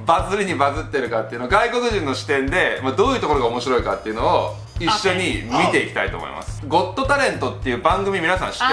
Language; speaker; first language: Japanese; native; Japanese